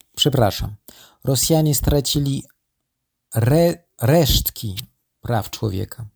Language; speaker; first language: Polish; non-native, learner; French